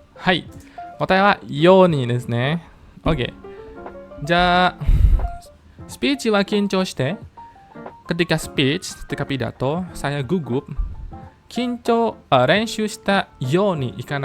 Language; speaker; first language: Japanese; non-native, fluent; Indonesian